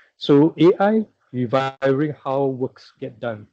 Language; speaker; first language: English; non-native, local second language; Malay